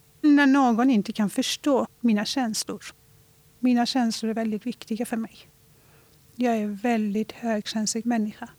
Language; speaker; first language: Swedish; non-native, fluent; Persian